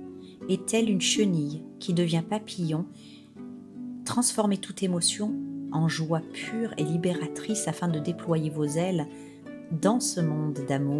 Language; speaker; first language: French; native; French